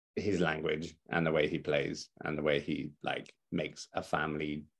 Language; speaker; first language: English; native; English